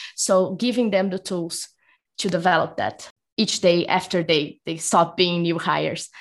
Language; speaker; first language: English; non-native, fluent; Portuguese